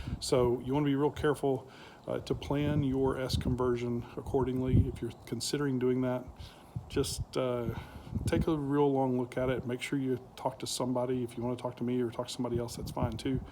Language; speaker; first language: English; native; English